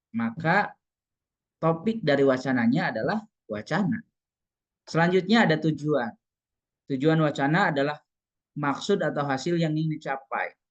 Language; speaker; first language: Indonesian; non-native, local second language; Sundanese